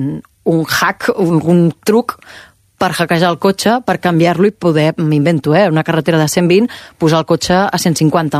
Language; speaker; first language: Catalan; native; Catalan